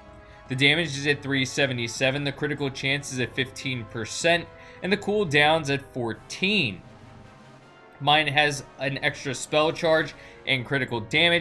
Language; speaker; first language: English; native; English